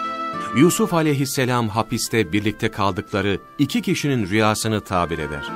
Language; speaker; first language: Turkish; native; Turkish